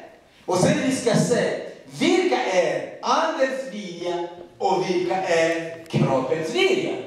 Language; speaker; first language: Swedish; non-native, fluent; Rundi